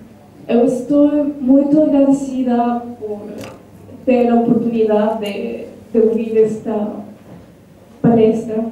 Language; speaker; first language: Portuguese; non-native, learner; Spanish